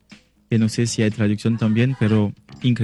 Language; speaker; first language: Spanish; non-native, learner; French